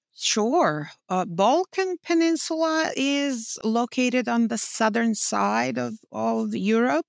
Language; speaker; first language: English; non-native, fluent; Bosnian